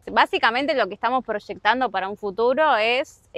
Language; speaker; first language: Spanish; native; Spanish